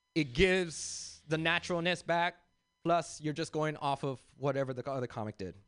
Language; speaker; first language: English; native; English